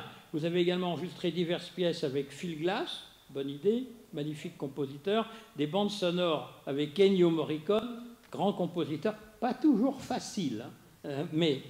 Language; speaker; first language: French; native; French